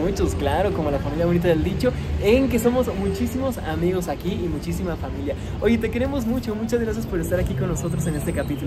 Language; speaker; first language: Spanish; native; Spanish